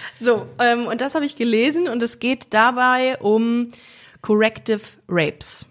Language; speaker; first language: German; native; German